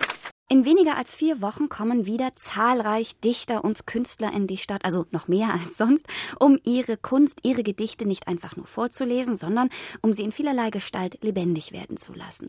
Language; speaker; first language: German; native; German